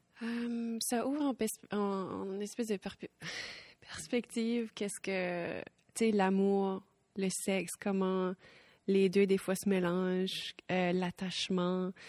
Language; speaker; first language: French; native; French